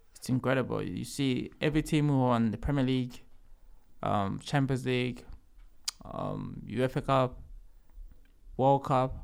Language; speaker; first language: English; early bilingual, other home language; Lingala